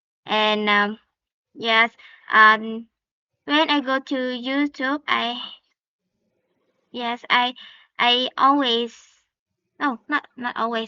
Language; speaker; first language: English; non-native, learner; Vietnamese